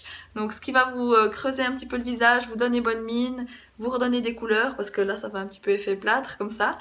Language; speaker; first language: French; native; French